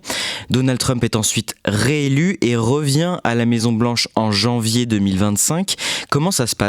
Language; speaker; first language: French; native; French